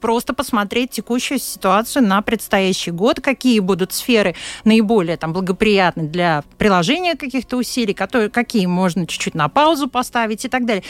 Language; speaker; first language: Russian; native; Russian